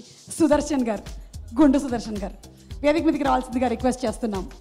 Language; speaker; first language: Telugu; native; Telugu